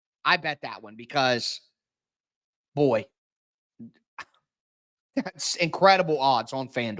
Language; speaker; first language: English; native; English